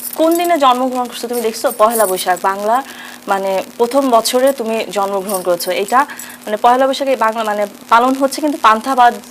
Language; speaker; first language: Bangla; native; Bangla